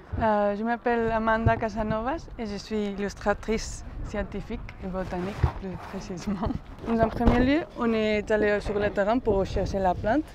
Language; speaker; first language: French; non-native, fluent; Spanish